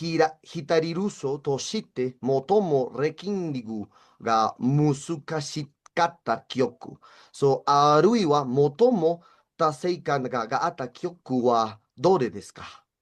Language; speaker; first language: Japanese; non-native, learner; Spanish